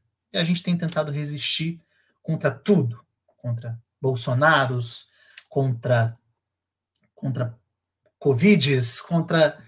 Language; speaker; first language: Portuguese; native; Portuguese